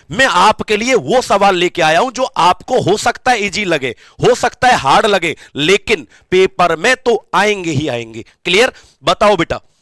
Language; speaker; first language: Hindi; native; Hindi